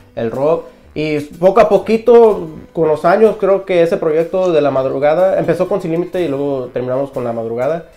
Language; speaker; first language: Spanish; early bilingual, heritage; Spanish